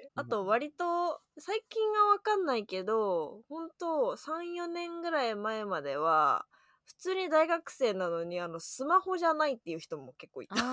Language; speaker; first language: Japanese; native; Japanese